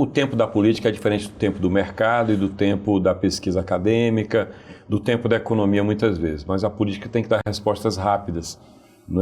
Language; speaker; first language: Portuguese; native; Portuguese